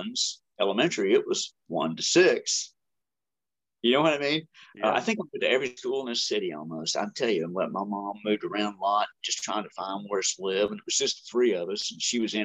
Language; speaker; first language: English; native; English